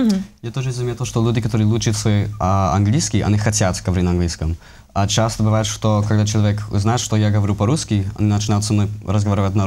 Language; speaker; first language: Russian; non-native, learner; English